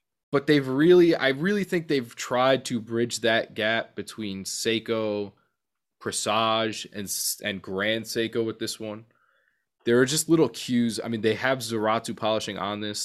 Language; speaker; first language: English; native; English